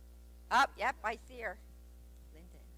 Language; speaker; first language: English; native; English